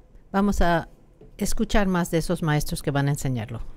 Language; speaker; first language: Spanish; non-native, fluent; English